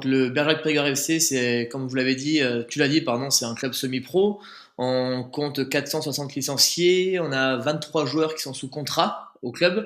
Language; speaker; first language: French; native; French